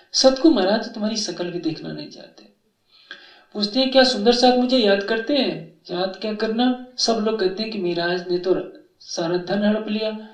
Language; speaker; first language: Hindi; native; Hindi